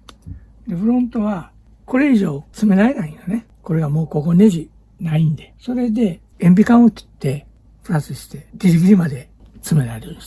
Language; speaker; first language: Japanese; native; Japanese